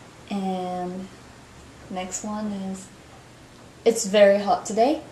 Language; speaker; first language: English; non-native, learner; Japanese